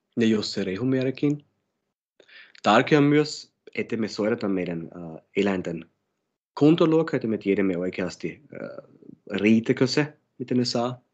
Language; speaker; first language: Finnish; non-native, fluent; German